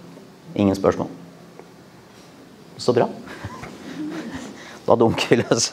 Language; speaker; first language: Norwegian; native; Norwegian